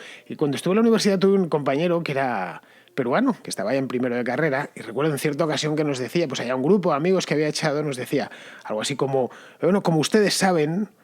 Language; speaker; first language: Spanish; native; Spanish